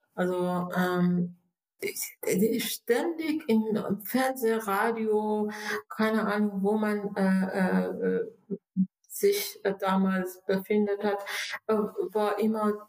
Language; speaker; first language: German; non-native, fluent; Persian